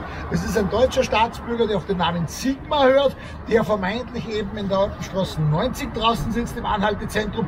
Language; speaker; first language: German; native; German